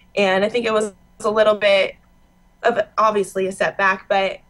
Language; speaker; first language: English; native; English